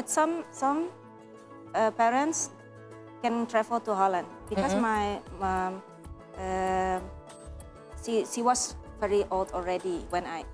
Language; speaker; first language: English; non-native, learner; Dutch